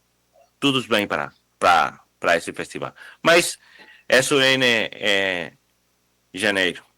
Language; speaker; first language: Portuguese; non-native, fluent; Spanish